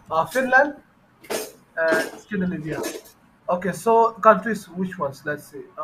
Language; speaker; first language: English; non-native, fluent; Bangla